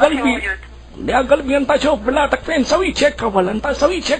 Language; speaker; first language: Arabic; non-native, learner; Urdu